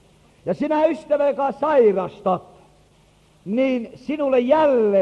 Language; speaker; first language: Finnish; native; Finnish